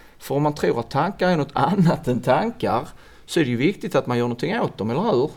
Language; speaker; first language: Swedish; native; Swedish